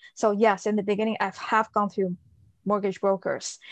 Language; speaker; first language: English; early bilingual, other home language; Chinese